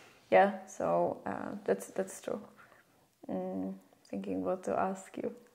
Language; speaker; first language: English; non-native, fluent; Czech